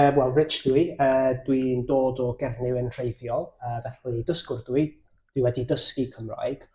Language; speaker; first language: Welsh; non-native, fluent; English